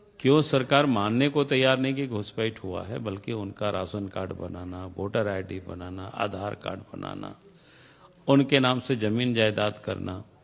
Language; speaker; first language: Hindi; non-native, local second language; Santali